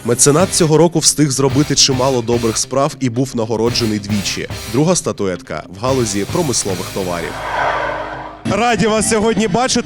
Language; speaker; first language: Ukrainian; native; Ukrainian